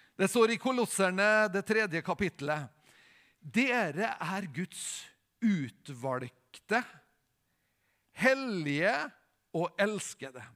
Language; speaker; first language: Norwegian; native; Norwegian